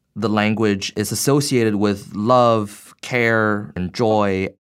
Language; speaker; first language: English; non-native, fluent; Chinese